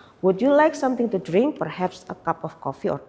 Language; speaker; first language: English; non-native, fluent; Indonesian